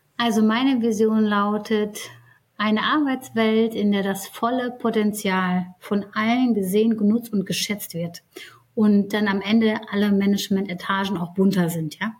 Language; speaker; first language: German; early bilingual, other home language; Turkish